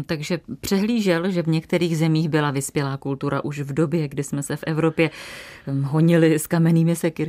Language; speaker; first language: Czech; native; Czech